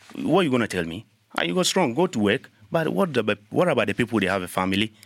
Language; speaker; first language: English; non-native, learner; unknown